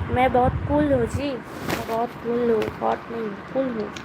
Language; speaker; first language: Hindi; non-native, local second language; Bangla